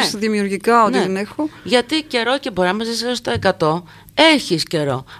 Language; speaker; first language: Greek; native; Greek